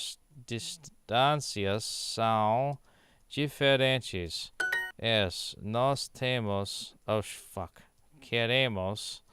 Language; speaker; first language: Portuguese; non-native, learner; English